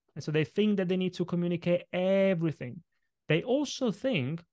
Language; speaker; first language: English; non-native, fluent; Italian